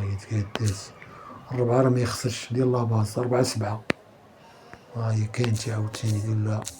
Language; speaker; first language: Arabic; native; Arabic